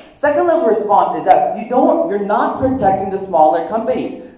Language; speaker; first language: English; non-native, fluent; Korean